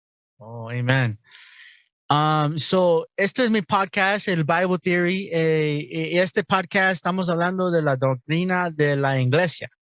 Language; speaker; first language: Spanish; non-native, learner; English